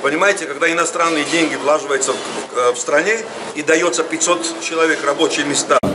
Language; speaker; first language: Russian; non-native, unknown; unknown